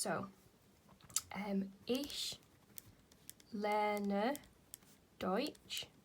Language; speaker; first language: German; non-native, fluent; English